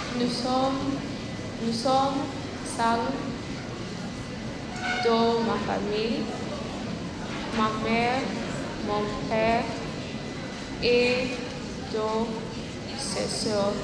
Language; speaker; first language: French; non-native, learner; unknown